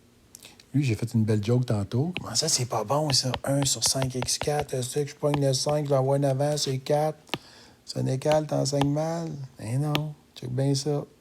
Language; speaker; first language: French; native; French